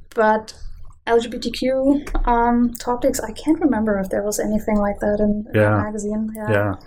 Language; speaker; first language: English; non-native, fluent; German